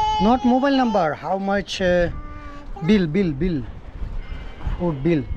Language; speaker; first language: English; non-native, learner; Bangla